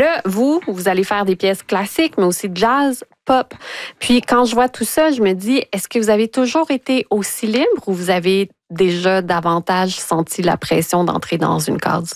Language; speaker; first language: French; native; French